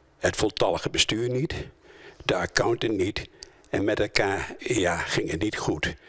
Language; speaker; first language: Dutch; native; Dutch